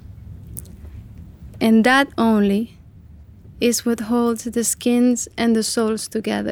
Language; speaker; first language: English; non-native, fluent; Catalan